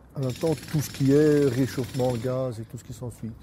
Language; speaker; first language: French; native; French